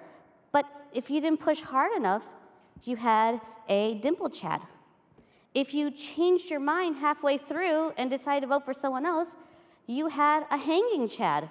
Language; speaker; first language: English; native; English